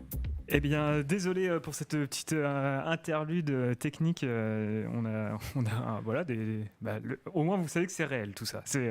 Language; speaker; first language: French; native; French